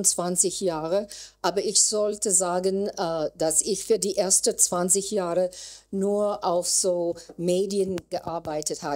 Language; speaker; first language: German; non-native, learner; English